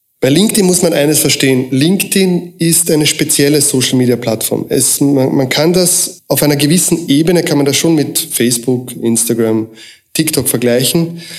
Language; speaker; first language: German; early bilingual, other home language; Croatian